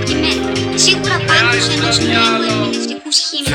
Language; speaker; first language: Greek; native; Greek